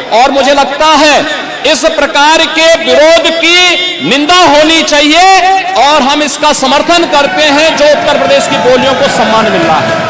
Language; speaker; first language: Hindi; native; Hindi